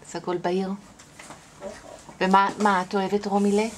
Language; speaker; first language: Hebrew; native; Hebrew